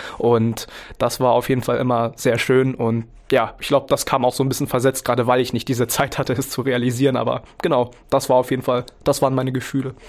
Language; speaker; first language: German; early bilingual, other home language; Vietnamese